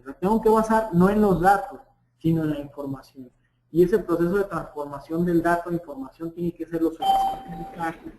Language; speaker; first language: Spanish; native; Spanish